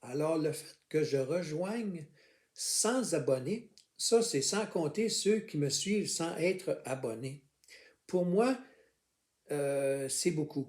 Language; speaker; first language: French; native; French